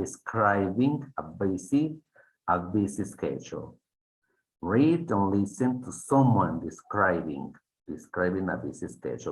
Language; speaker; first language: English; non-native, fluent; Spanish